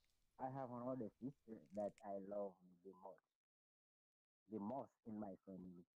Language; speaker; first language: English; non-native, learner; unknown